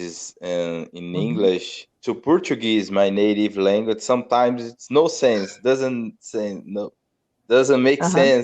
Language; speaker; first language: English; non-native, learner; Portuguese